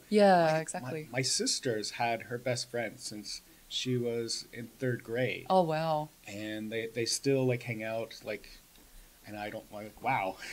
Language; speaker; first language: English; native; English